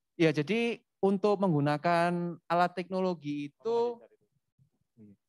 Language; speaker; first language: Indonesian; native; Indonesian